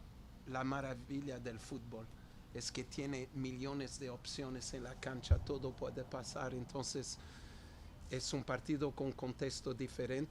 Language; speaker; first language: Spanish; non-native, fluent; Portuguese